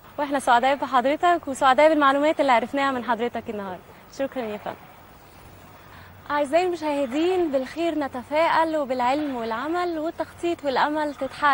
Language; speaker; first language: Arabic; native; Arabic